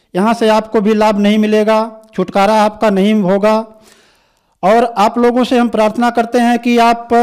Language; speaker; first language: Hindi; native; Hindi